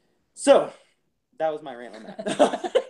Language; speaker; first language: English; native; English